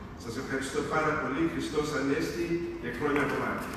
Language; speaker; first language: Greek; early bilingual, heritage; Greek